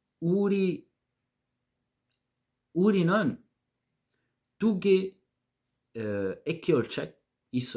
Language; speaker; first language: Korean; non-native, learner; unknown